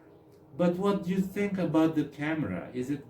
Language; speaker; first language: English; non-native, fluent; Indonesian